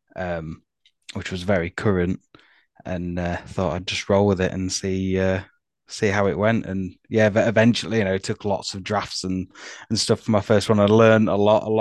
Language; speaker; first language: English; native; English